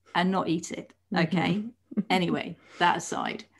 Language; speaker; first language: English; non-native, fluent; Dutch